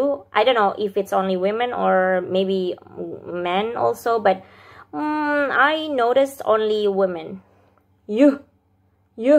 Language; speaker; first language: English; non-native, fluent; Indonesian